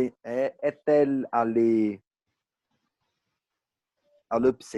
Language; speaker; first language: French; non-native, learner; Portuguese